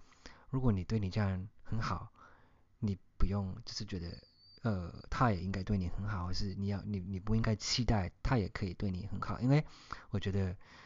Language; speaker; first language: Chinese; early bilingual, heritage; Chinese